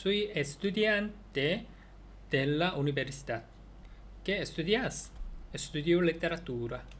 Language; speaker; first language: Spanish; non-native, learner; Korean